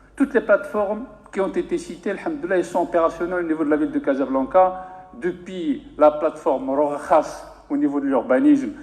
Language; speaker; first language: French; non-native, local second language; Arabic